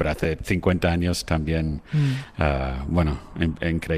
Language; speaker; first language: Spanish; non-native, fluent; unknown